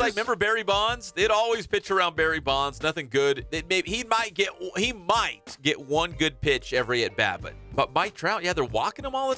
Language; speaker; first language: English; native; English